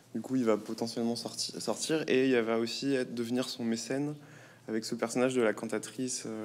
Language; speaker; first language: French; native; French